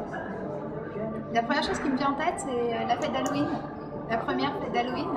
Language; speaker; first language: French; native; French